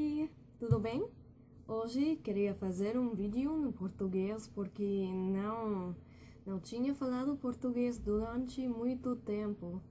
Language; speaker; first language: Portuguese; non-native, learner; English